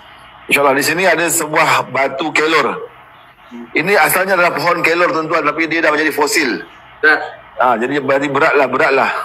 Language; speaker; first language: Malay; native; Malay